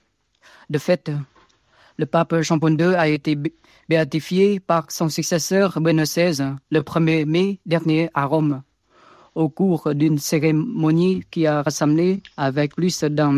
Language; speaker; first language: French; non-native, fluent; Vietnamese